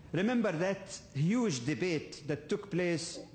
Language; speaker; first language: English; non-native, fluent; Arabic